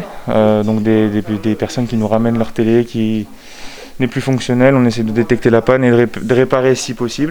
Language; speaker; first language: French; native; French